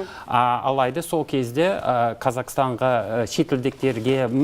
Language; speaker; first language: Kazakh; non-native, learner; English